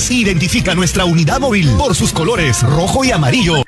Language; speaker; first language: Spanish; native; Spanish